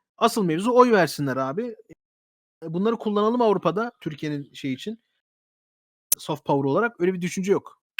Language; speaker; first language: Turkish; early bilingual, heritage; Turkish